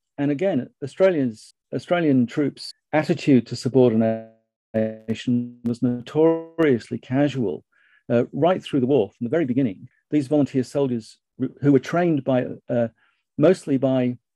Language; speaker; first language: English; native; English